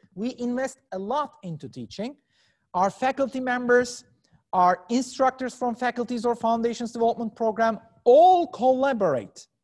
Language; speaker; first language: English; non-native, fluent; Turkish